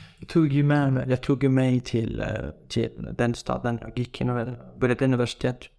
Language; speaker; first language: Swedish; non-native, fluent; Kurdish